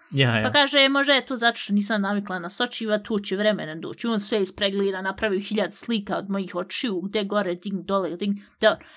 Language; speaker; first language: Bosnian; early bilingual, heritage; Bosnian